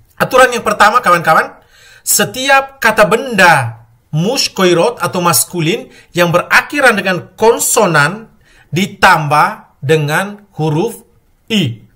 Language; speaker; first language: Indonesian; native; Indonesian